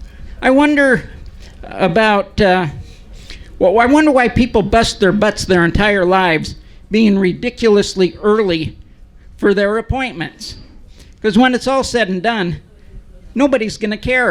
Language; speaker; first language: English; native; English